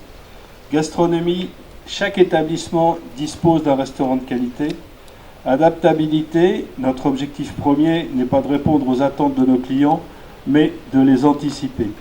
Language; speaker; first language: French; native; French